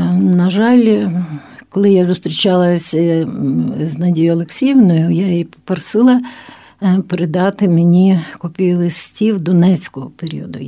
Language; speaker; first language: Ukrainian; non-native, local second language; Russian